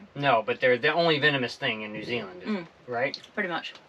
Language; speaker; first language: English; native; English